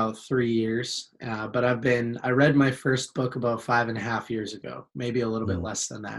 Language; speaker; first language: English; native; English